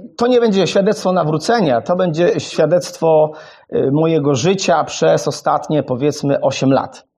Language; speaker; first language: Polish; native; Polish